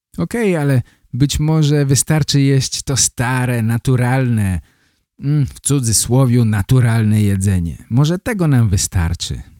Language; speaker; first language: Polish; native; Polish